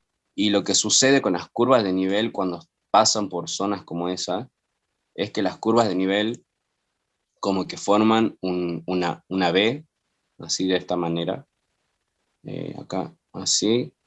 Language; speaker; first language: Spanish; native; Spanish